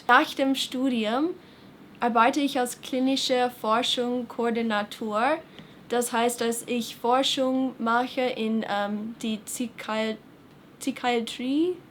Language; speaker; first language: German; non-native, fluent; English